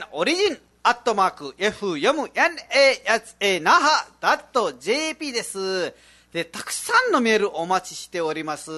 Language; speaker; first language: Japanese; non-native, fluent; Nepali